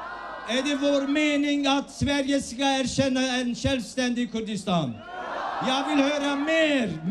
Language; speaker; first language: Swedish; early bilingual, other home language; Kurdish